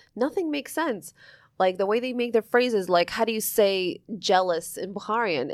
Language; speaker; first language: English; early bilingual, other home language; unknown